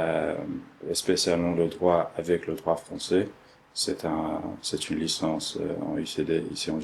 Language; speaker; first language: French; early bilingual, other home language; Arabic